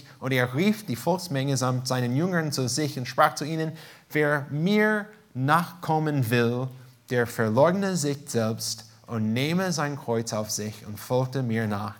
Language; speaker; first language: German; non-native, fluent; English